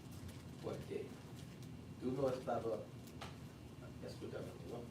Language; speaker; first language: Spanish; non-native, fluent; English